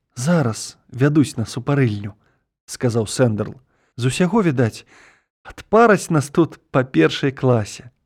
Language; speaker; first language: Belarusian; native; Belarusian